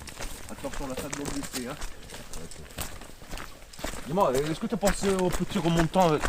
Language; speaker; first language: French; native; French